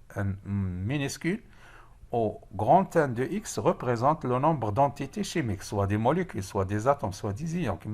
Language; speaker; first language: French; non-native, local second language; Arabic